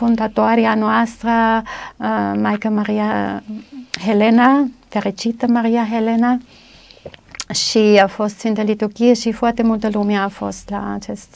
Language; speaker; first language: Romanian; non-native, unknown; German